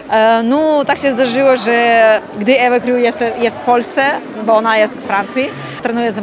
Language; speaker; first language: Polish; non-native, learner; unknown